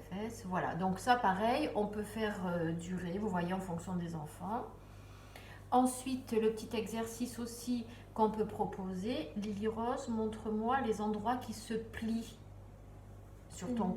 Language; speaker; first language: French; native; French